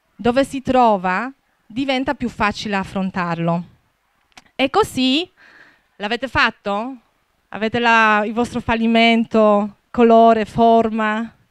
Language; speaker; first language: Italian; non-native, fluent; Polish